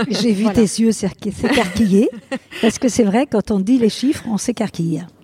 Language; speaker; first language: French; non-native, fluent; Spanish